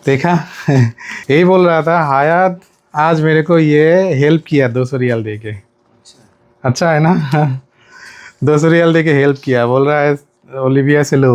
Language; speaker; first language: Hindi; non-native, learner; Bangla